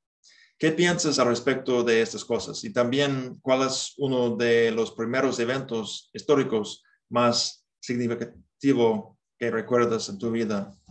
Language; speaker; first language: Spanish; non-native, fluent; English